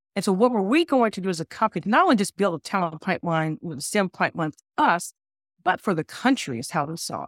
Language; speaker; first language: English; native; English